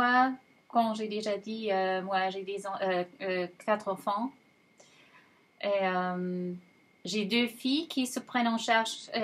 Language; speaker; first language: French; non-native, fluent; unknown